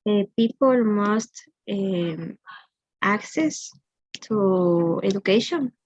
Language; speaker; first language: English; non-native, learner; Spanish